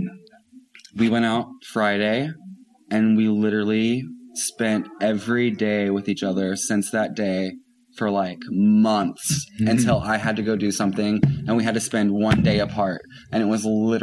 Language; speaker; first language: English; native; English